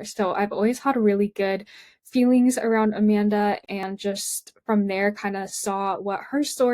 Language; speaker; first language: English; native; English